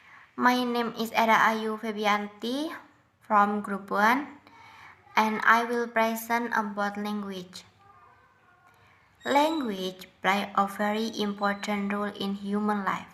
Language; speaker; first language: English; non-native, learner; Indonesian